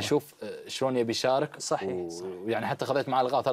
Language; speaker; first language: Arabic; native; Arabic